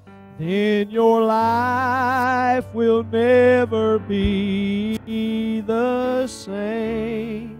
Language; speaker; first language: English; native; English